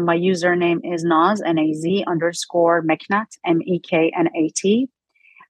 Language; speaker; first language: English; non-native, fluent; Persian